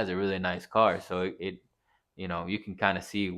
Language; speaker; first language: English; native; English